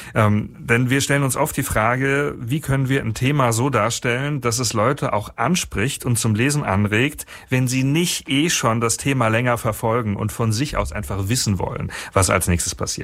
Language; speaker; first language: German; native; German